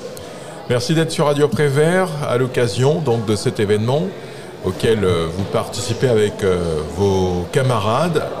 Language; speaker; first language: French; native; French